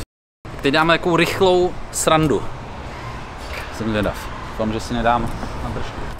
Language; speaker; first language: Czech; native; Czech